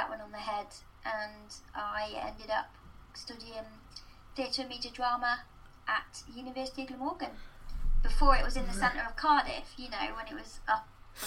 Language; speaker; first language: English; native; English